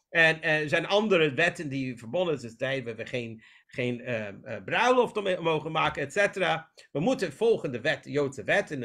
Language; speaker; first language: Dutch; non-native, fluent; English